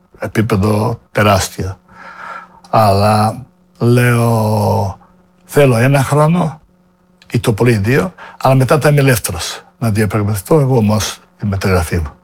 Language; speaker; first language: Greek; non-native, fluent; Serbian